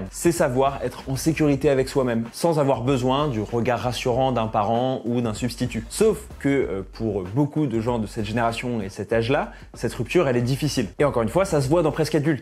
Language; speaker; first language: French; native; French